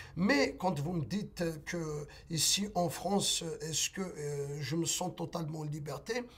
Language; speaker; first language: French; non-native, local second language; Kabyle